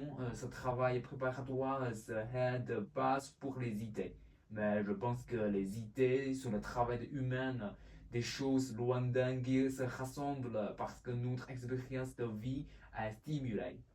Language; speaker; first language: French; non-native, learner; Chinese